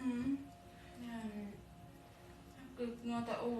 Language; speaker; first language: German; non-native, learner; Thai